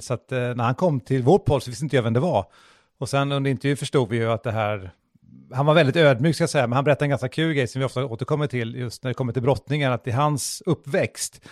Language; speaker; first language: Swedish; native; Swedish